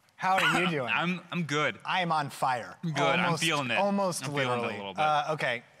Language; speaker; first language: English; native; English